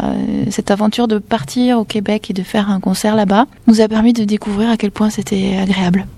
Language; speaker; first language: French; native; French